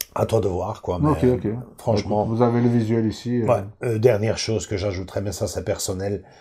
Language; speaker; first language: French; native; French